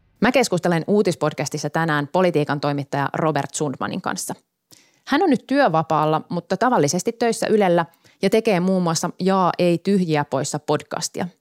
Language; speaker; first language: Finnish; native; Finnish